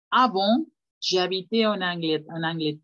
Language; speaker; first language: French; non-native, fluent; Spanish